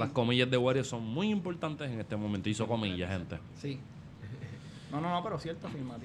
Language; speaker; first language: Spanish; native; Spanish